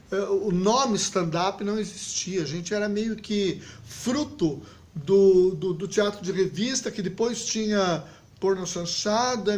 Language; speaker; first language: Portuguese; native; Portuguese